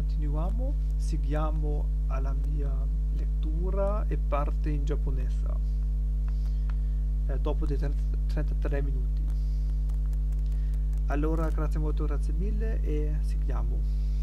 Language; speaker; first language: Italian; non-native, learner; German